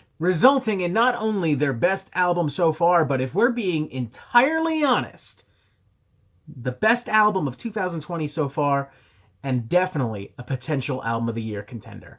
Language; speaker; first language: English; native; English